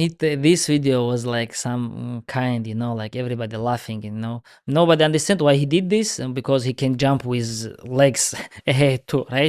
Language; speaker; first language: English; non-native, learner; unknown